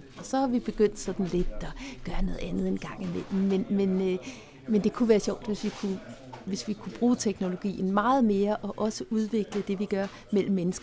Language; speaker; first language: Danish; native; Danish